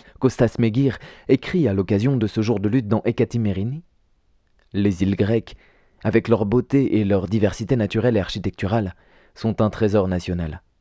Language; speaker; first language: French; native; French